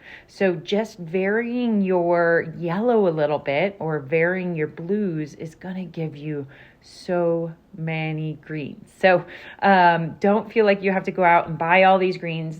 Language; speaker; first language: English; native; English